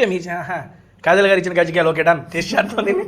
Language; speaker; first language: Telugu; native; Telugu